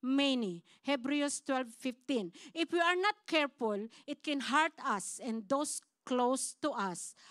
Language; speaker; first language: English; non-native, local second language; Filipino